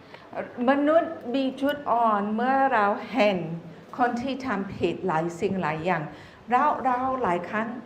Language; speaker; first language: Thai; non-native, fluent; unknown